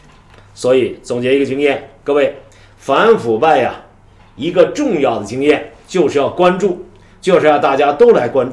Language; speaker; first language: Chinese; native; Chinese